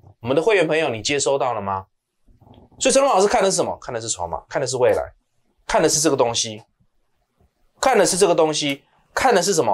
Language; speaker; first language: Chinese; native; Chinese